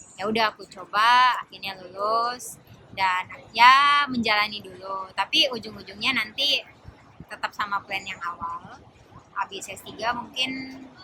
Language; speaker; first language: Indonesian; native; Indonesian